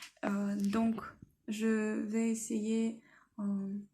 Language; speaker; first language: French; non-native, learner; Russian